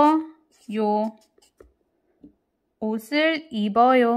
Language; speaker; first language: Korean; non-native, fluent; Filipino